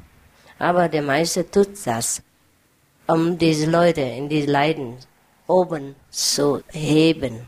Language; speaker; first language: German; non-native, learner; Vietnamese